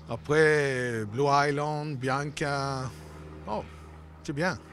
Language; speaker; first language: French; non-native, learner; Swedish